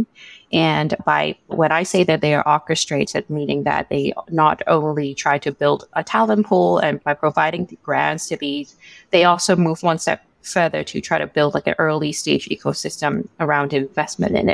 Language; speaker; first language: English; non-native, local second language; Cantonese